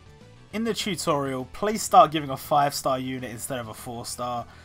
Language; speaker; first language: English; native; English